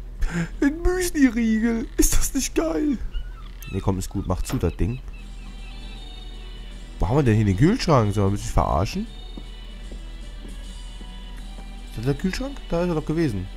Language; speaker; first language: German; native; German